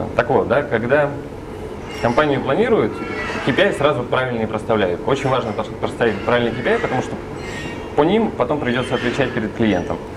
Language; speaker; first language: Russian; native; Russian